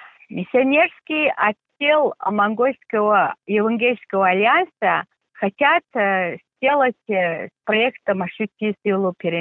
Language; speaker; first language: Russian; non-native, fluent; Mongolian